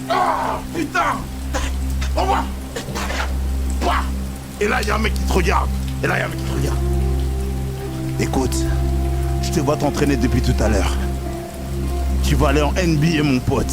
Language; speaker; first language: French; native; French